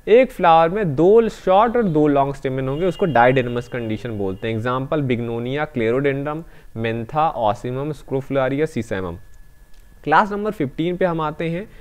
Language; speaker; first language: Hindi; native; Hindi